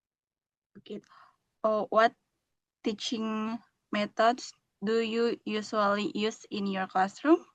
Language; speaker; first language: English; non-native, learner; Indonesian